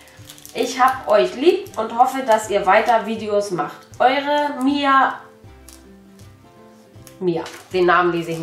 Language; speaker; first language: German; native; German